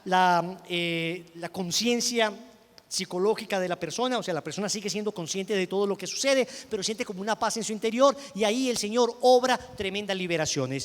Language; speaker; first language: Spanish; native; Spanish